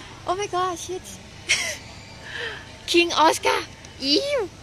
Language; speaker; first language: English; non-native, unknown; Thai